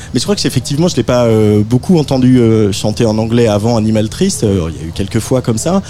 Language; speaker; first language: French; native; French